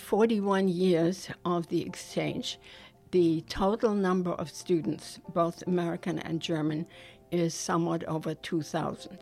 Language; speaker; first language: English; non-native, fluent; German